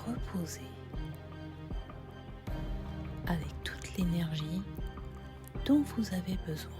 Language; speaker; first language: French; native; French